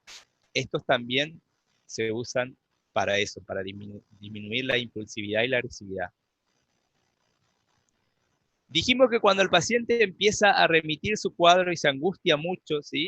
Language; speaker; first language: Spanish; native; Spanish